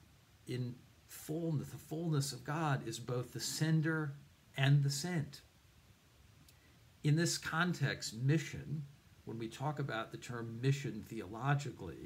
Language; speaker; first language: English; native; English